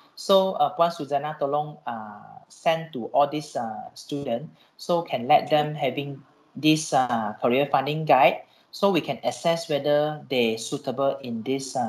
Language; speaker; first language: English; non-native, local second language; Chinese